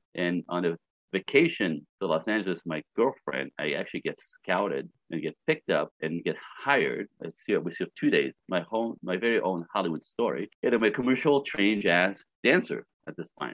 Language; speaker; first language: English; native; English